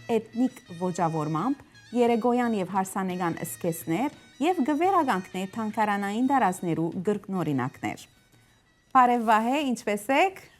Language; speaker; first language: Armenian; early bilingual, heritage; Armenian